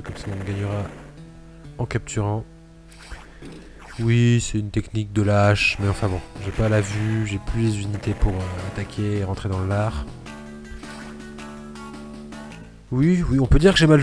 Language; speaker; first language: French; native; French